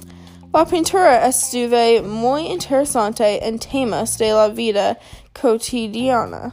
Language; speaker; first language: Spanish; non-native, learner; English